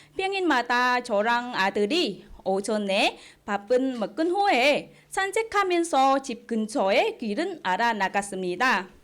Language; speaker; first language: Korean; non-native, fluent; Vietnamese